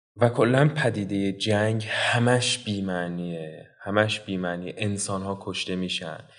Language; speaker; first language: Persian; native; Persian